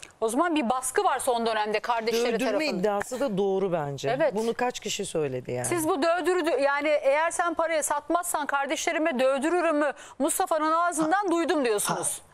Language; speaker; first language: Turkish; native; Turkish